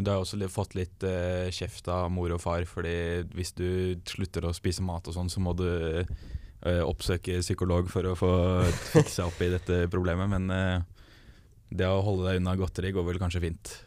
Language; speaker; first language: Norwegian; native; Norwegian